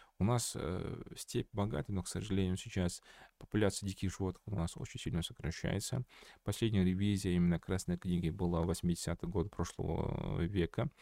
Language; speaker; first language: Russian; non-native, local second language; Kazakh